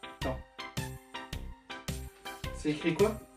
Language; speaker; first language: French; native; French